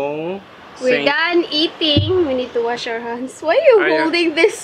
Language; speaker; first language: English; non-native, learner; Cebuano